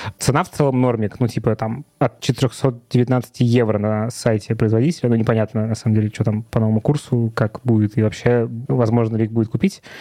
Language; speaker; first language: Russian; native; Russian